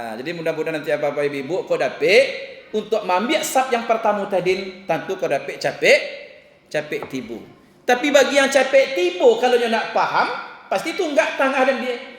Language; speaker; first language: Malay; non-native, local second language; Minangkabau